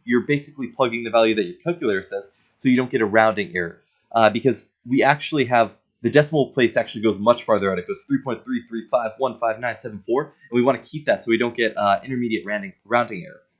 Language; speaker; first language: English; native; English